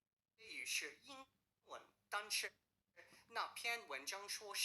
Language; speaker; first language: Chinese; non-native, learner; English